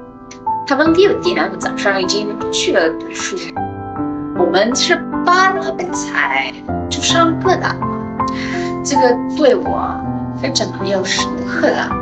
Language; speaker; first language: Chinese; non-native, fluent; Indonesian